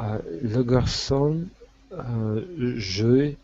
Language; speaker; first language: French; non-native, learner; Russian